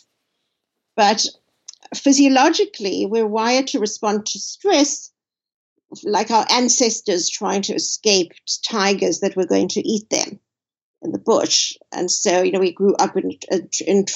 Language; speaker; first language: English; native; English